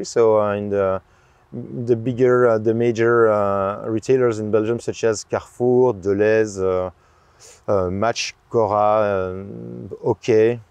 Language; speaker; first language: English; non-native, fluent; French